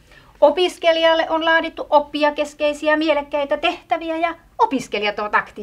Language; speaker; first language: Finnish; native; Finnish